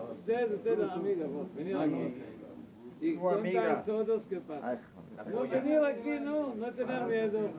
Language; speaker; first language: Spanish; non-native, learner; Hebrew